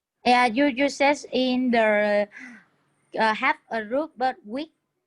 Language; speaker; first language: English; non-native, learner; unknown